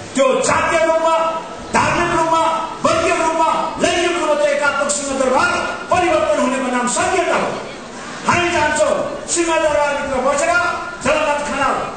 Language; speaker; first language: Nepali; non-native, local second language; Sherpa